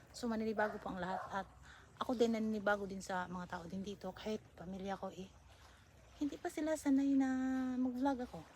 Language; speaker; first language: Filipino; native; Filipino